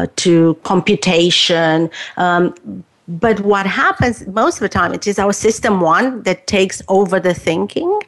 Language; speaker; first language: English; non-native, fluent; Romanian